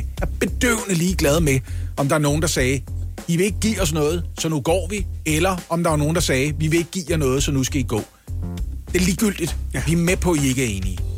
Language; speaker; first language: Danish; native; Danish